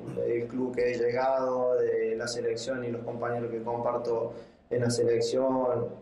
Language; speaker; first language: Spanish; native; Spanish